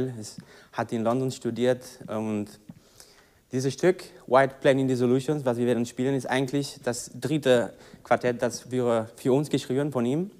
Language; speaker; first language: German; non-native, learner; Spanish